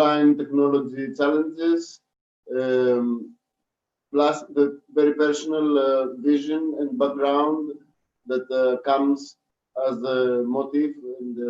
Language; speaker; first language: English; non-native, fluent; Greek